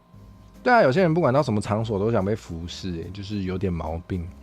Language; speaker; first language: Chinese; native; Chinese